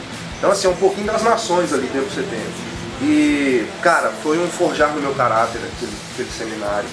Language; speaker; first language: Portuguese; native; Portuguese